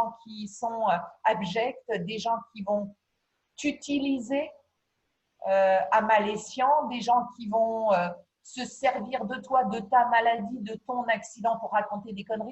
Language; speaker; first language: French; native; French